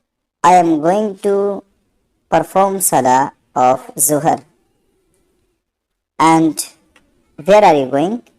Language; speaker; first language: English; non-native, learner; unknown